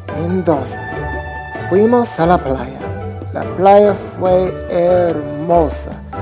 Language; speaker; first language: Spanish; non-native, learner; English